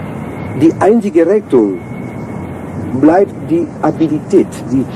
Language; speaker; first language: German; non-native, learner; Italian